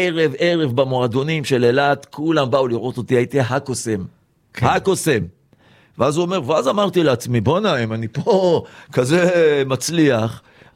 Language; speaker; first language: Hebrew; native; Hebrew